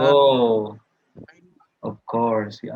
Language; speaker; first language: English; non-native, learner; Indonesian